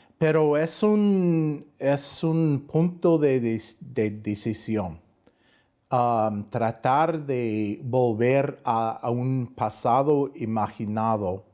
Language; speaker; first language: Spanish; non-native, fluent; English